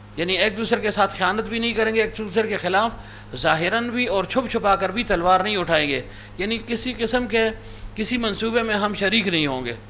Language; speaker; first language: Urdu; non-native, local second language; Pashto